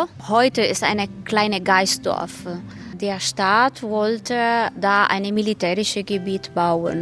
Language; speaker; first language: German; non-native, fluent; Italian